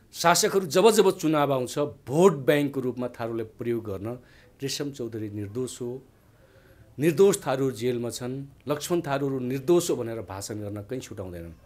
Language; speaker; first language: Nepali; non-native, local second language; Dangaura Tharu